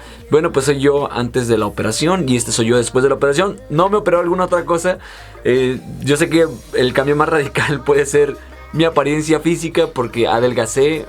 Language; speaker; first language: Spanish; native; Spanish